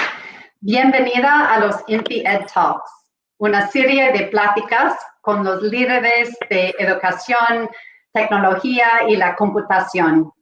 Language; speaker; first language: Spanish; non-native, fluent; English